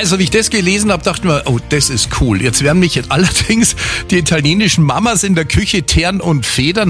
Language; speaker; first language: German; native; German